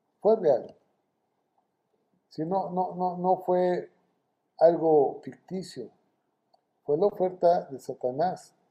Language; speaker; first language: Spanish; native; Spanish